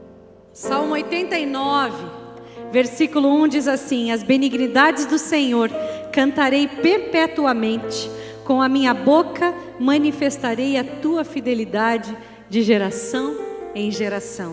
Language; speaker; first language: Portuguese; native; Portuguese